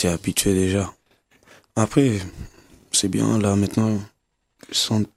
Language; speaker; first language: French; non-native, learner; Kabuverdianu